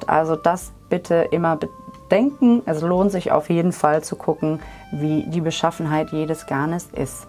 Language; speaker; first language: German; native; German